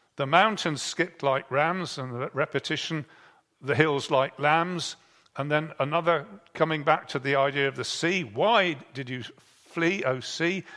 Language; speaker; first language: English; native; English